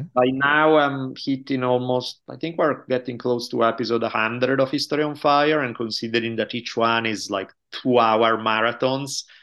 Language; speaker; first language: English; non-native, fluent; Italian